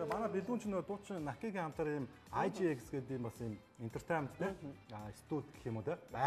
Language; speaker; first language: Mongolian; native; Mongolian